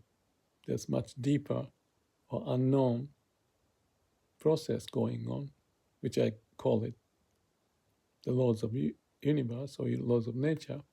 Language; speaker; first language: English; non-native, fluent; Japanese